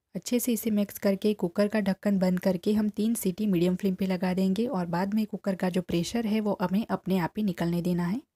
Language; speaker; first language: Hindi; non-native, local second language; Gujarati